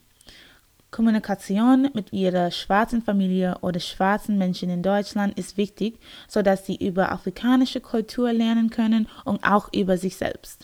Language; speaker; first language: German; non-native, learner; English